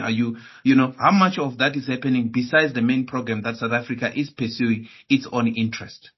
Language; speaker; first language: English; non-native, local second language; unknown